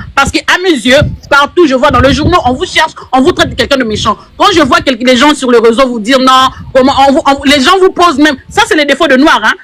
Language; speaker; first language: French; non-native, local second language; Lingala